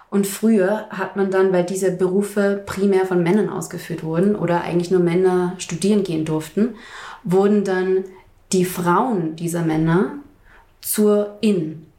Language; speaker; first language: German; native; German